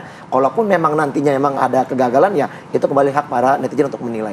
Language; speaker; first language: Indonesian; native; Indonesian